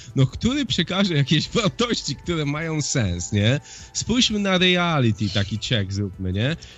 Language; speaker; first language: Polish; early bilingual, heritage; Polish